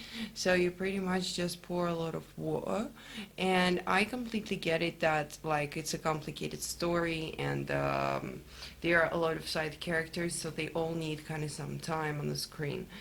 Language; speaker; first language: English; non-native, fluent; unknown